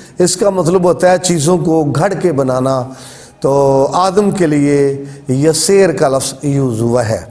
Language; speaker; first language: Urdu; native; Urdu